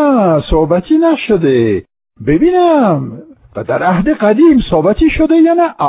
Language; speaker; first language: Persian; non-native, fluent; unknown